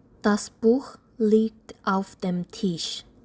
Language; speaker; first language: German; non-native, fluent; Korean